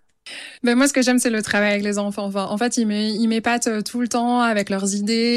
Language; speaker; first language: French; native; French